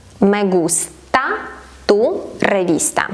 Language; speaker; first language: Spanish; non-native, fluent; Ukrainian